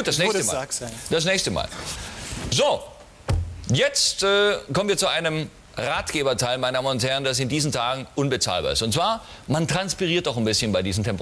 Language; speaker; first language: German; native; German